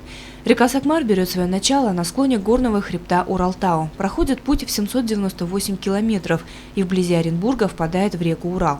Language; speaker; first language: Russian; native; Russian